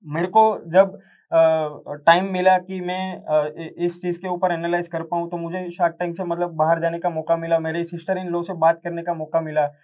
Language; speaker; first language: Hindi; non-native, local second language; Gujarati